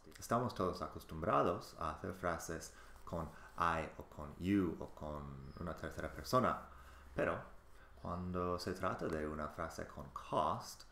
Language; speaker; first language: Spanish; non-native, fluent; English